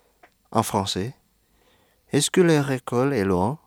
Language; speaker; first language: French; non-native, fluent; Indonesian